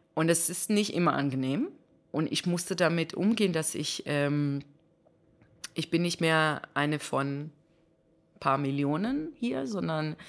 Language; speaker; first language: German; non-native, fluent; Hebrew